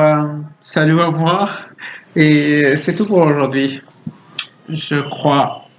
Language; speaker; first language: French; non-native, learner; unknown